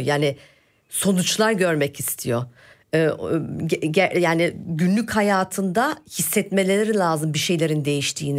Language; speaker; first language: Turkish; early bilingual, heritage; Turkish